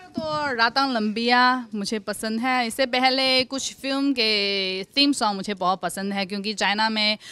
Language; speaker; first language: Hindi; non-native, fluent; Chinese